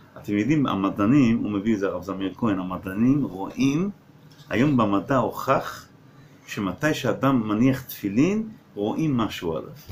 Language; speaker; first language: Hebrew; non-native, fluent; English